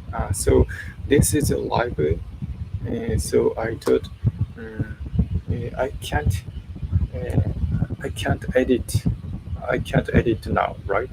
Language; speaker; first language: English; non-native, learner; Japanese